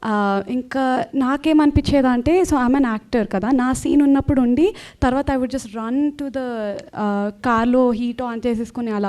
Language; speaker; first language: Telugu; early bilingual, heritage; Telugu